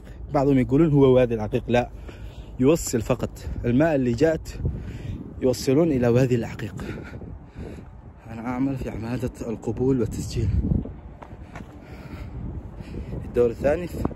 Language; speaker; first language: Arabic; non-native, local second language; Somali